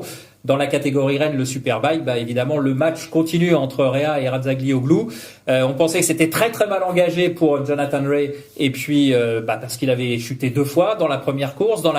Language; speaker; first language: French; native; French